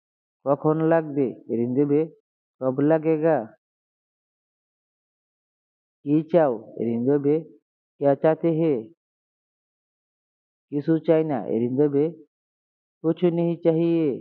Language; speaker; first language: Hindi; non-native, learner; Bangla